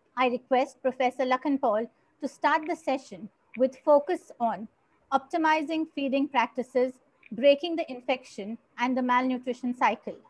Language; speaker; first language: English; non-native, local second language; Marathi